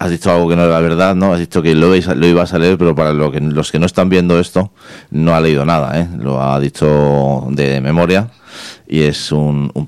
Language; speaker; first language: Spanish; native; Spanish